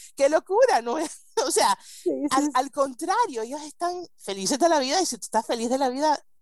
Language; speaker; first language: Spanish; early bilingual, heritage; Spanish